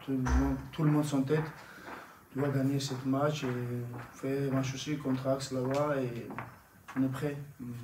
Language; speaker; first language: French; non-native, learner; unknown